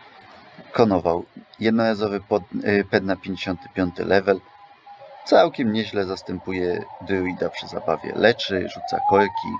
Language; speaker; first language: Polish; native; Polish